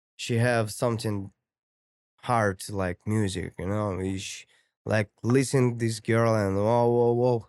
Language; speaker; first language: English; non-native, learner; Ukrainian